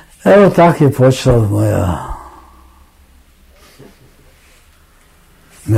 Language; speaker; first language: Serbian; non-native, fluent; German